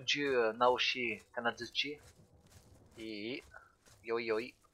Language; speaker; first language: Japanese; non-native, learner; French